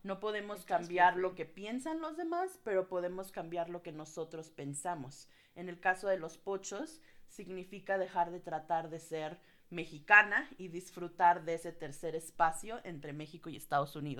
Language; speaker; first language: Spanish; early bilingual, heritage; Spanish